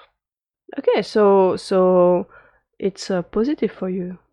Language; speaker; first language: English; non-native, fluent; French